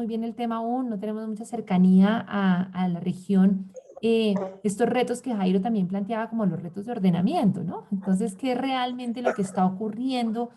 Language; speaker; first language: Spanish; native; Spanish